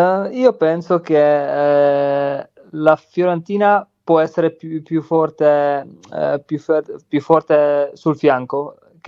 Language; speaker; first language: Italian; non-native, learner; Czech